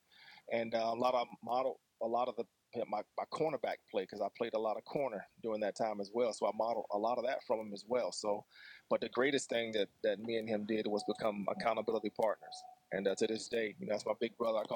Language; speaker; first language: English; native; English